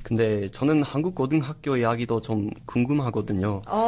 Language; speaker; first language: Korean; non-native, learner; English